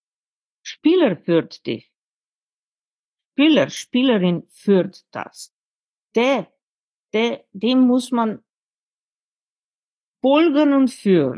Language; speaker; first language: German; non-native, fluent; Slovenian